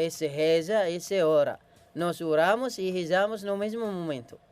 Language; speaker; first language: Portuguese; non-native, learner; Arabic